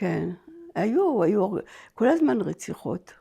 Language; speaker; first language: Hebrew; non-native, fluent; French